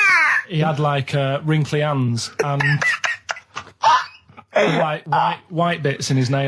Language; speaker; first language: English; native; English